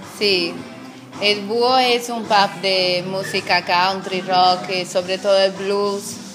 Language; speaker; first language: Spanish; non-native, fluent; Portuguese